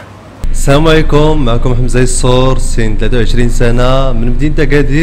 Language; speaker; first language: Arabic; native; Arabic